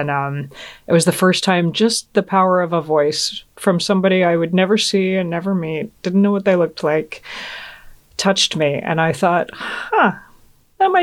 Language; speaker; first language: English; native; English